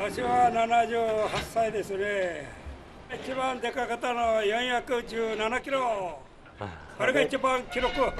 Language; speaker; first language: Japanese; native; Japanese